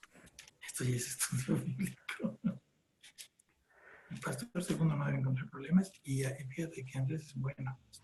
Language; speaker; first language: Spanish; native; Spanish